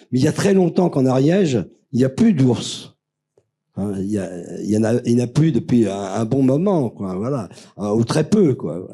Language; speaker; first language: French; native; French